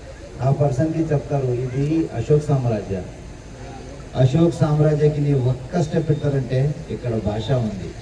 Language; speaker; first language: Telugu; non-native, local second language; Hindi